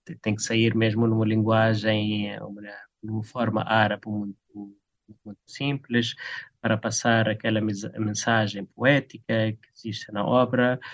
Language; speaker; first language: Portuguese; non-native, fluent; Arabic